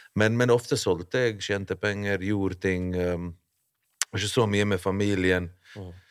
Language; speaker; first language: Norwegian; early bilingual, other home language; Bosnian